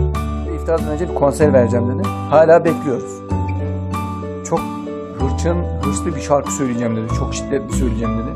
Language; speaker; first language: Turkish; native; Turkish